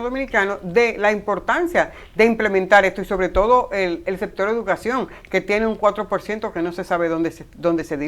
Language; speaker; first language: Spanish; native; Spanish